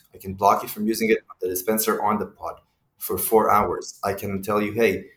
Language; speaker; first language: English; non-native, fluent; Hebrew